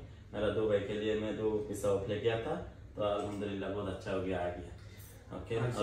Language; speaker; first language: Hindi; non-native, learner; Bangla